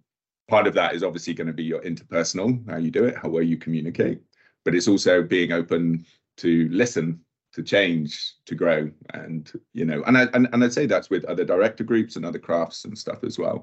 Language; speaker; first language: English; native; English